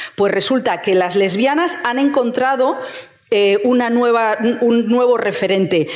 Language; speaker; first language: Spanish; non-native, fluent; Swedish